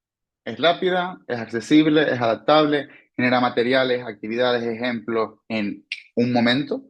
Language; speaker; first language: Spanish; native; Spanish